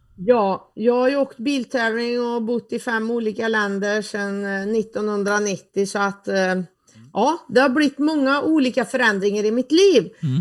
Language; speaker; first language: Swedish; native; Swedish